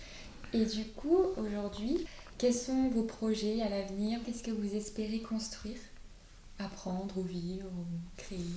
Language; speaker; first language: French; native; French